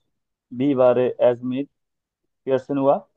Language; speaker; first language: German; non-native, learner; Bangla